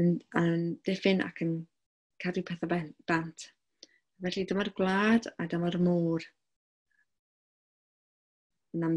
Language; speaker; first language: Welsh; non-native, local second language; English